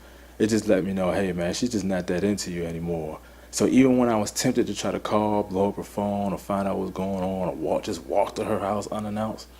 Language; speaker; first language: English; native; English